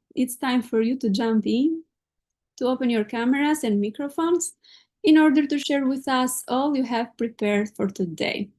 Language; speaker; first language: English; non-native, fluent; Albanian